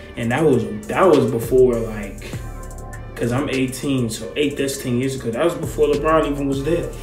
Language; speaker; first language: English; native; English